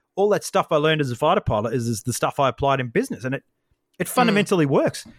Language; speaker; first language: English; native; English